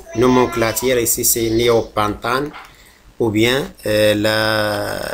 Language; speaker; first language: French; non-native, local second language; Arabic